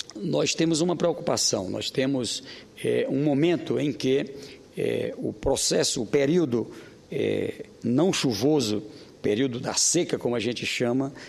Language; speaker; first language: Portuguese; native; Portuguese